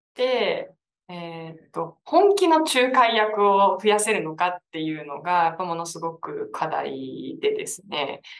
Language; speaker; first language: Japanese; native; Japanese